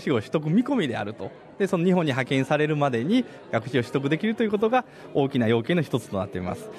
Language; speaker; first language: Japanese; native; Japanese